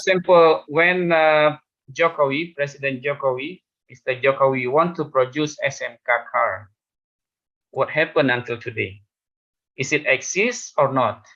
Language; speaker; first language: English; non-native, fluent; Indonesian